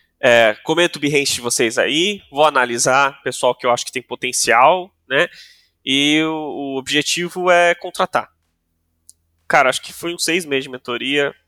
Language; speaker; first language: Portuguese; non-native, local second language; English